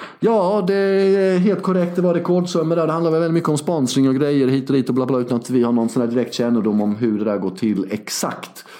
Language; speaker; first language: Swedish; early bilingual, other home language; Serbian